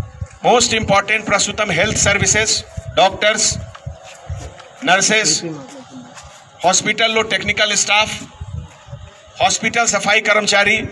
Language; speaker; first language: Telugu; non-native, fluent; Hindi